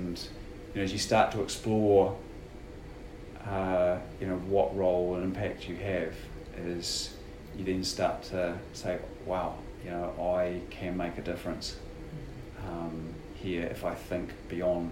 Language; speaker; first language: English; native; English